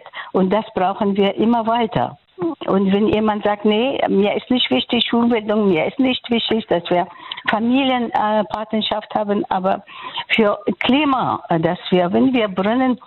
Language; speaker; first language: German; non-native, learner; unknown